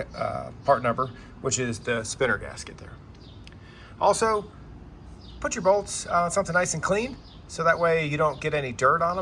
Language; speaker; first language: English; native; English